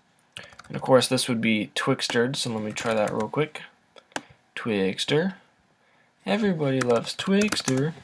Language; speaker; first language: English; native; English